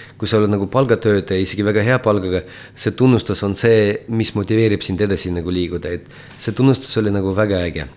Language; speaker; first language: Estonian; non-native, local second language; Russian